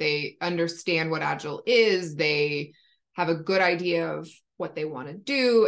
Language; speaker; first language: English; native; English